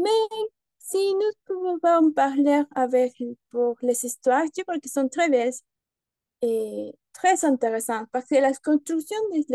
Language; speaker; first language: French; non-native, learner; Spanish